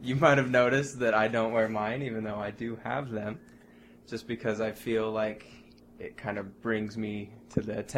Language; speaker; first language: English; native; English